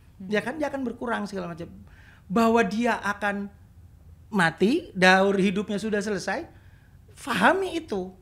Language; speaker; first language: Indonesian; native; Indonesian